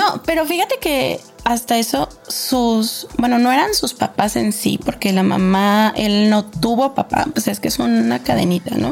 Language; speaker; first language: Spanish; native; Spanish